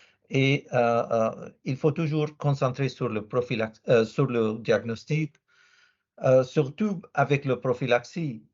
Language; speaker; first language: French; non-native, learner; Arabic